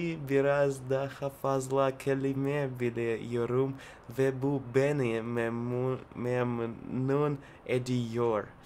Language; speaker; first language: Turkish; non-native, learner; Russian